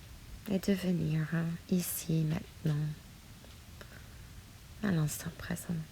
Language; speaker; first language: French; non-native, fluent; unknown